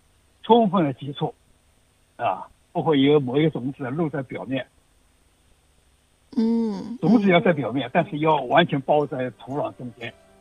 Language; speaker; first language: Chinese; native; Chinese